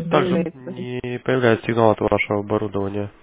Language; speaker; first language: Russian; native; Russian